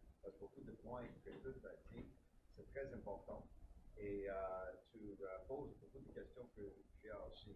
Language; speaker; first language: French; non-native, local second language; English